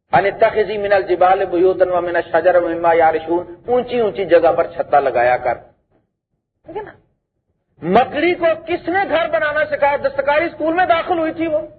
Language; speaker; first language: Urdu; non-native, local second language; Punjabi